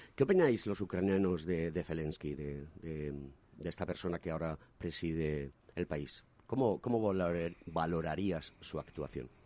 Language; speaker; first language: Spanish; native; Spanish